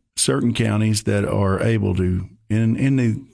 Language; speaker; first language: English; native; English